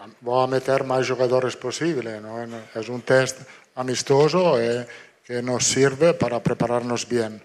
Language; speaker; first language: Portuguese; non-native, fluent; Italian